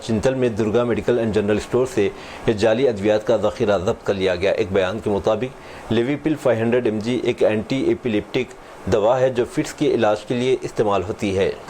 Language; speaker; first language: Urdu; native; Urdu